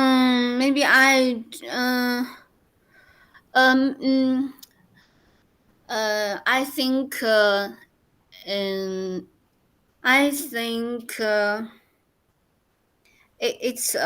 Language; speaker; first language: English; non-native, learner; Chinese